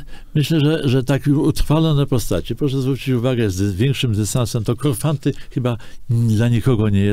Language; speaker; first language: Polish; native; Polish